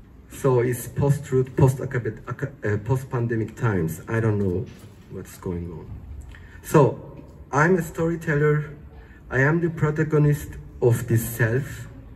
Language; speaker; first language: English; non-native, fluent; Turkish